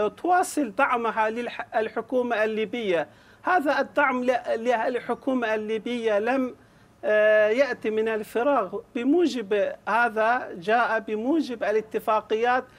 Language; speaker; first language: Arabic; non-native, fluent; Turkish